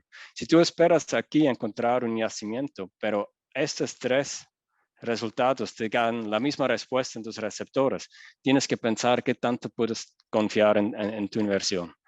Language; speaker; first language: Spanish; non-native, fluent; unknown